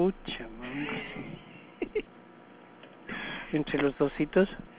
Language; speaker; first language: Spanish; native; Spanish